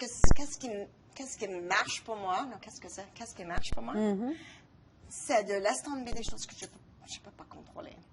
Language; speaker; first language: French; non-native, local second language; English